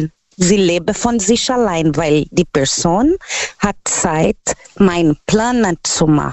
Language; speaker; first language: German; non-native, learner; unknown